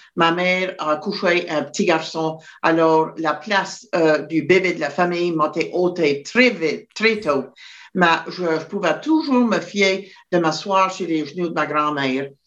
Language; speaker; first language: French; native; French